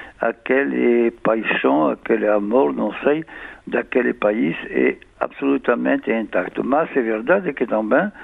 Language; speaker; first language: Portuguese; non-native, fluent; French